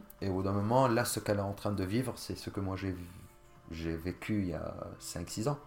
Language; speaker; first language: French; non-native, local second language; Arabic